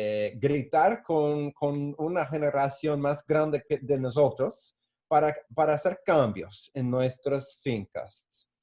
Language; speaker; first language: Spanish; non-native, fluent; English